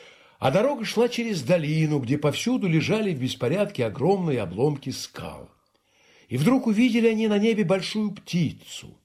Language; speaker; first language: Russian; native; Russian